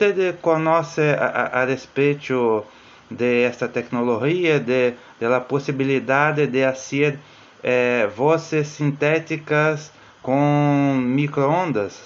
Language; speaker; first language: Spanish; non-native, fluent; Portuguese